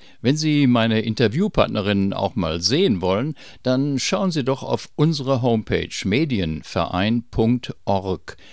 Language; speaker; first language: German; native; German